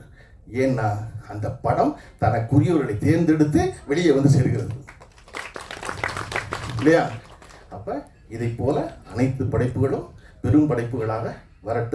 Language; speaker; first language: Tamil; native; Tamil